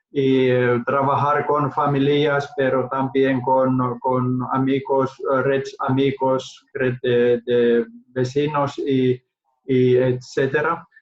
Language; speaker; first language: Spanish; non-native, learner; Finnish